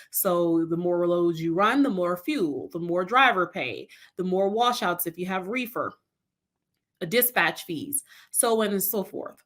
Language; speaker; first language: English; native; English